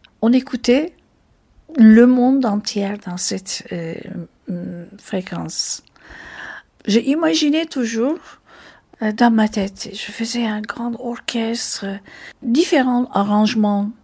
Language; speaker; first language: French; non-native, fluent; Turkish